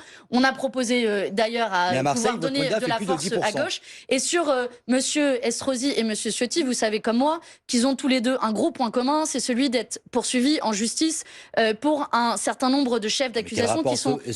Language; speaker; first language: French; native; French